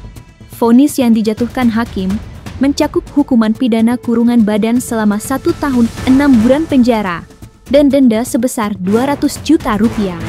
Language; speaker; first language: Indonesian; native; Indonesian